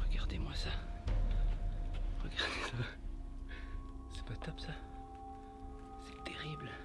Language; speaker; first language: French; native; French